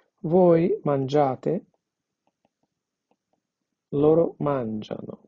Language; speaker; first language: Italian; non-native, fluent; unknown